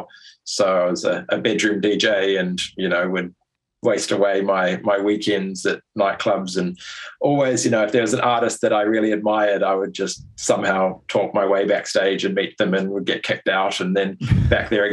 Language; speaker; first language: English; native; English